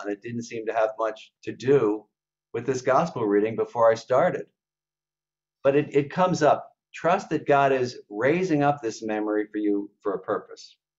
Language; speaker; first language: English; native; English